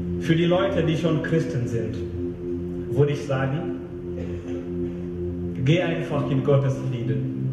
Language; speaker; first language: German; non-native, fluent; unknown